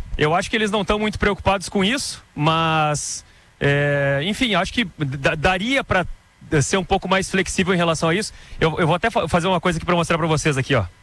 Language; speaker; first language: Portuguese; native; Portuguese